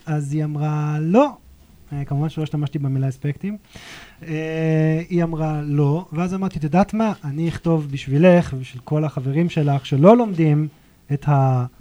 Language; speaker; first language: Hebrew; native; Hebrew